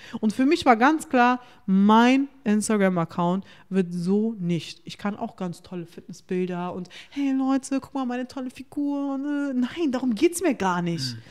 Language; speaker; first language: German; early bilingual, other home language; Turkish